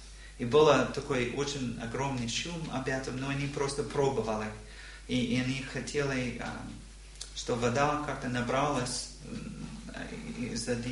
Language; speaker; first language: Russian; non-native, learner; English